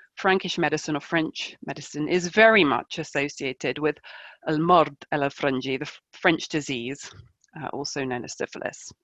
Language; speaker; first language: English; native; English